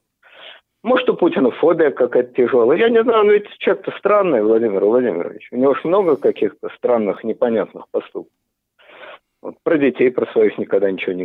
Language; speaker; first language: Russian; native; Russian